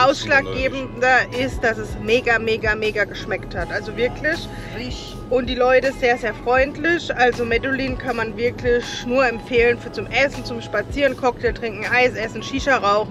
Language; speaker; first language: German; native; German